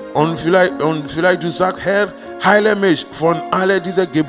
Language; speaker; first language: German; non-native, learner; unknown